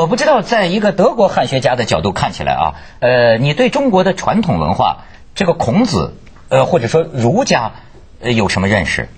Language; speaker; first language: Chinese; native; Chinese